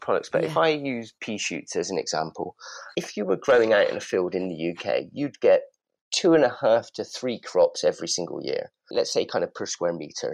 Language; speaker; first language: English; native; English